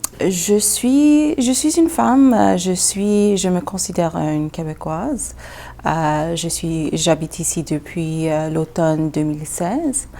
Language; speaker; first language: French; non-native, local second language; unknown